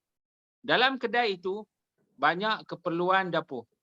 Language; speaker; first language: Indonesian; non-native, local second language; Malay